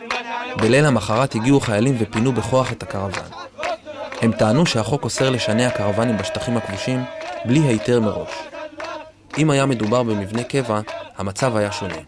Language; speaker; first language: Hebrew; native; Hebrew